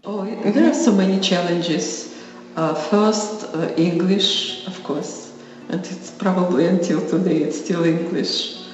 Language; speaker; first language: English; non-native, learner; Russian